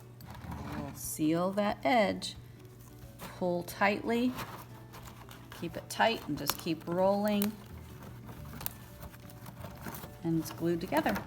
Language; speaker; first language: English; native; English